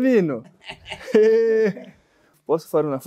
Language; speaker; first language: Italian; non-native, learner; Portuguese